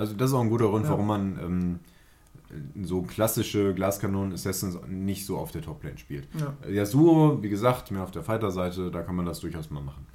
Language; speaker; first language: German; native; German